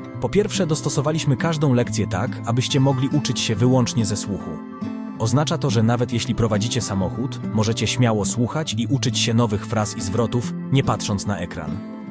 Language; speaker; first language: Polish; native; Polish